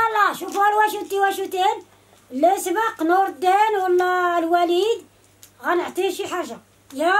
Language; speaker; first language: Arabic; non-native, local second language; Central Atlas Tamazight